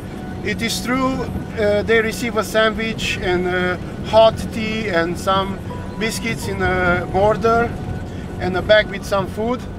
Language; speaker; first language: English; non-native, learner; Romanian